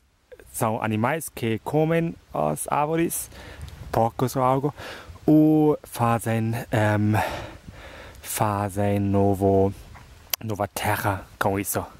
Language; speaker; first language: Portuguese; non-native, fluent; German